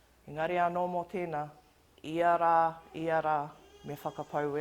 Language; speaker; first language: Māori; non-native, local second language; English